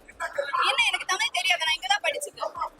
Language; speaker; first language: Tamil; non-native, local second language; Malayalam